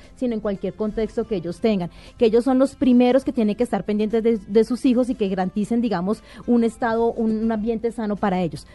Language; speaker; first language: Spanish; native; Spanish